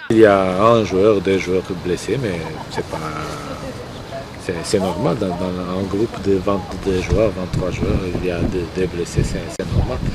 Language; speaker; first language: French; non-native, fluent; Portuguese